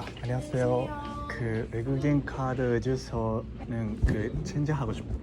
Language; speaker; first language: Korean; non-native, learner; Japanese